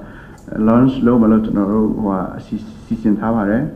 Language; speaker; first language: Burmese; non-native, local second language; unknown